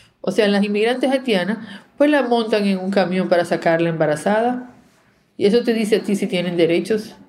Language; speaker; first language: Spanish; native; Spanish